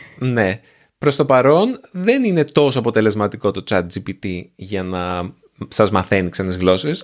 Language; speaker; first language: Greek; native; Greek